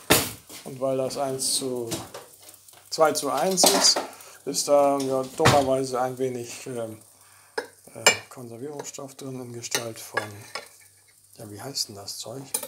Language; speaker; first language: German; native; German